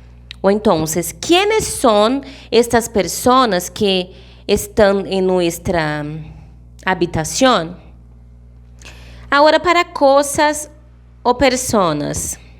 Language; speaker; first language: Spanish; non-native, fluent; Portuguese